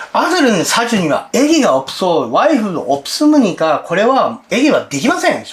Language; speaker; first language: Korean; non-native, learner; Japanese